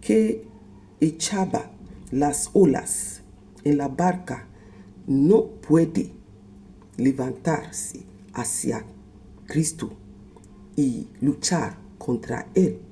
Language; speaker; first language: Spanish; non-native, fluent; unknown